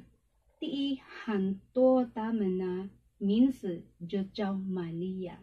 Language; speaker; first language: Chinese; non-native, learner; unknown